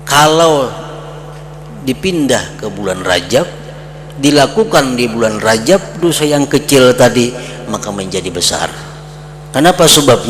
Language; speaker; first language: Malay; non-native, local second language; Banjar